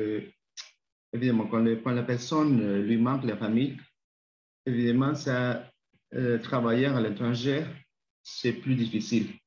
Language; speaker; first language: French; non-native, learner; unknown